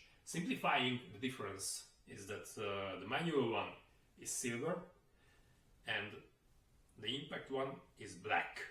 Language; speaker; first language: English; non-native, fluent; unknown